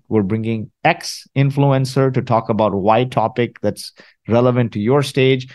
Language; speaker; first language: English; early bilingual, other home language; Arabic